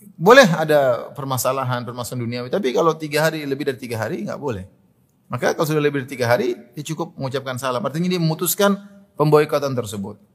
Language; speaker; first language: Indonesian; native; Indonesian